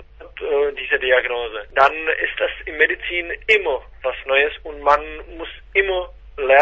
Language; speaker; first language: German; non-native, fluent; Czech